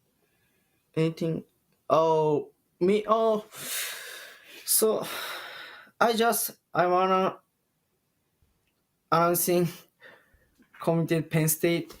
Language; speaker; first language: English; non-native, learner; Japanese